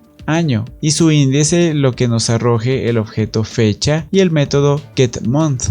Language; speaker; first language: Spanish; native; Spanish